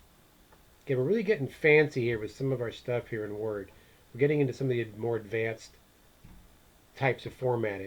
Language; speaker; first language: English; native; English